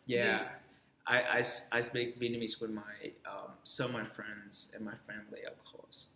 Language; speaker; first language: English; non-native, fluent; Vietnamese